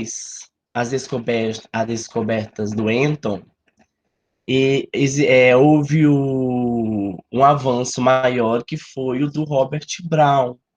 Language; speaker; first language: Portuguese; native; Portuguese